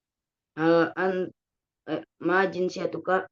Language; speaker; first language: Arabic; non-native, learner; Indonesian